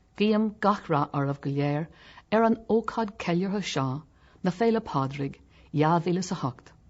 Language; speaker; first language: Irish; non-native, local second language; English